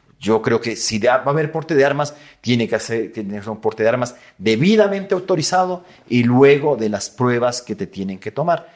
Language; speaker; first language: Spanish; native; Spanish